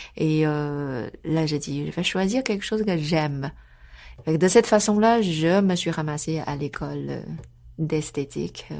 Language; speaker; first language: French; non-native, fluent; Chinese